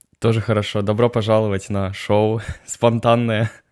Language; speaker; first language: Russian; native; Russian